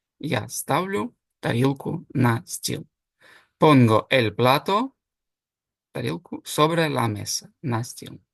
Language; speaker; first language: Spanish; non-native, fluent; Ukrainian